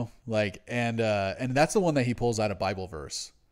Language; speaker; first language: English; native; English